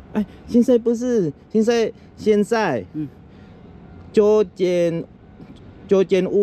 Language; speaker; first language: Chinese; non-native, learner; Filipino